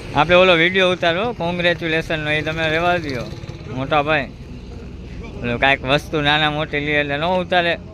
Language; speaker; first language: Gujarati; native; Gujarati